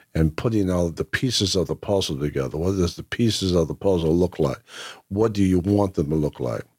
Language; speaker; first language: English; native; English